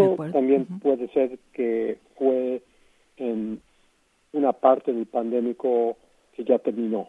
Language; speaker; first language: Spanish; non-native, fluent; English